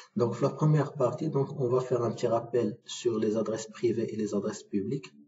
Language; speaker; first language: French; non-native, local second language; Arabic